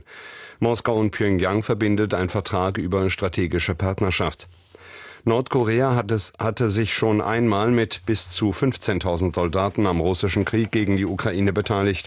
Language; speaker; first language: German; native; German